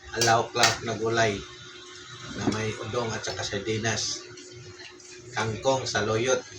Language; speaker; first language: Filipino; non-native, local second language; Cebuano